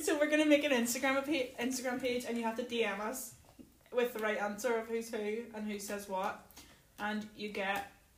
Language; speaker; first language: English; native; English